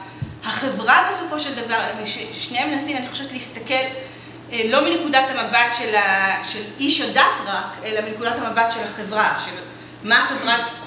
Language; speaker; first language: Hebrew; native; Hebrew